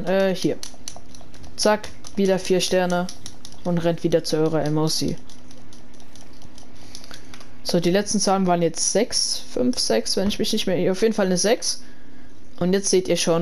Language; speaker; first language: German; native; German